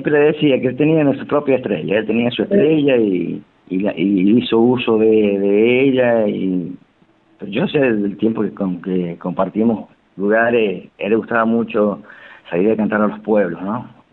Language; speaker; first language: Spanish; native; Spanish